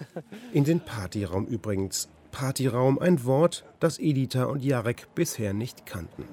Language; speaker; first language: German; native; German